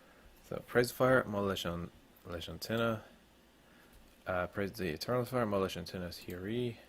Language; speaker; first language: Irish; non-native, local second language; English